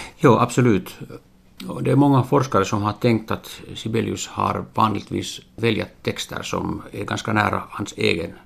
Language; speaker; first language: Swedish; non-native, local second language; Finnish